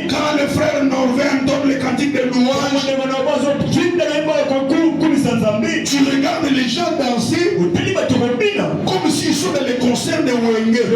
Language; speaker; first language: French; non-native, local second language; Lingala